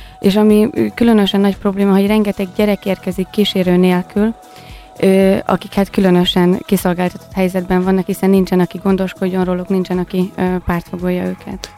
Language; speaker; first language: Hungarian; native; Hungarian